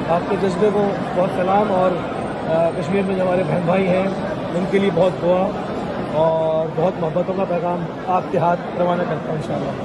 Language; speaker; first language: Urdu; native; Urdu